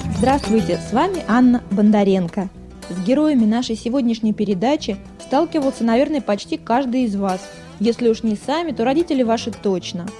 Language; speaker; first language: Russian; native; Russian